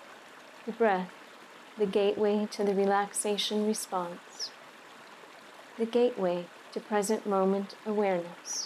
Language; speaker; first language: English; native; English